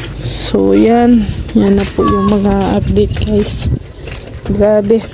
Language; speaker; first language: Filipino; native; Filipino